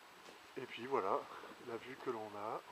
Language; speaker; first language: French; native; French